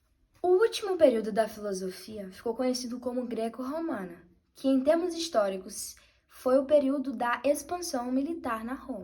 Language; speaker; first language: Portuguese; native; Portuguese